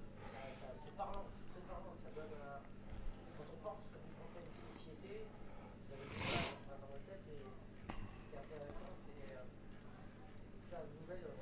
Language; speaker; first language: French; native; French